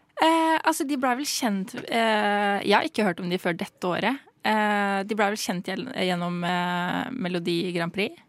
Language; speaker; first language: Norwegian; native; Norwegian